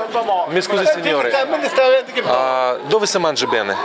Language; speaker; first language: Italian; non-native, learner; Russian